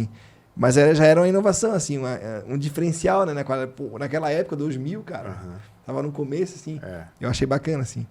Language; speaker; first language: Portuguese; native; Portuguese